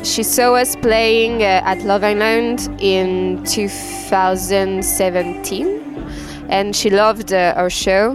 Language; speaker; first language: English; non-native, fluent; French